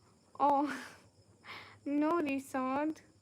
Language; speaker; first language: English; non-native, learner; Urdu